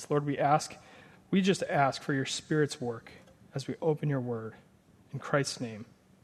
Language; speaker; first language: English; native; English